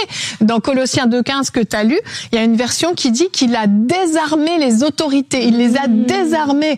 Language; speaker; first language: French; native; French